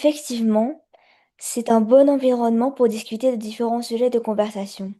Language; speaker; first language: French; non-native, learner; Chinese